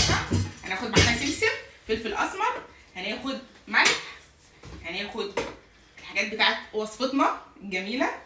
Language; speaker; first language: Arabic; native; Arabic